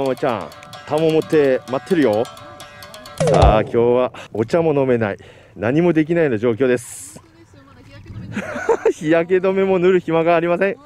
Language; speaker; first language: Japanese; native; Japanese